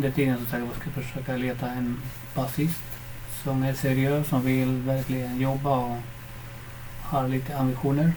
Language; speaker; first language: Swedish; non-native, fluent; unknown